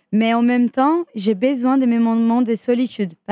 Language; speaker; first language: French; non-native, fluent; Portuguese